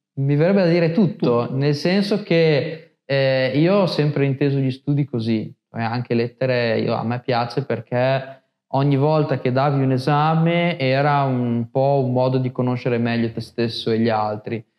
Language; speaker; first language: Italian; native; Italian